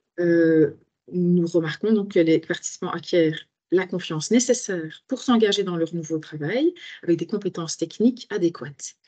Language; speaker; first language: French; native; French